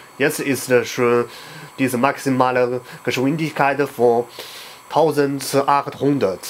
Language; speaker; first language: German; non-native, learner; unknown